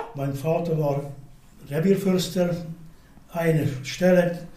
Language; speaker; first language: German; non-native, learner; Hungarian